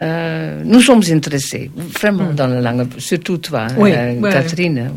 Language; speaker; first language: French; non-native, learner; Dutch